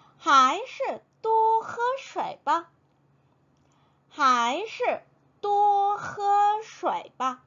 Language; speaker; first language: Chinese; non-native, fluent; Korean